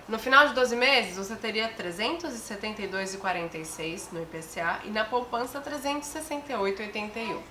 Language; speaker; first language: Portuguese; native; Portuguese